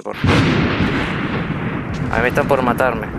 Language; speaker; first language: Spanish; native; Spanish